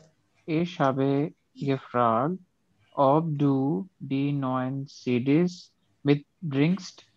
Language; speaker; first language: German; non-native, learner; Urdu